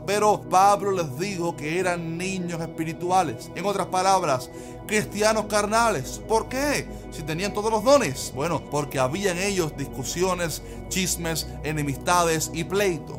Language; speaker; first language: Spanish; native; Spanish